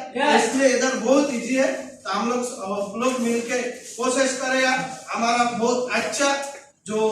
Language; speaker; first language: Hindi; non-native, fluent; Bangla